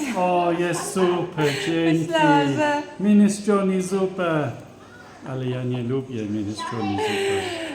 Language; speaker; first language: Polish; non-native, learner; English